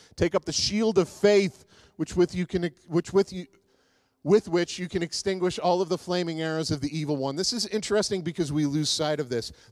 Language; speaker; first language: English; native; English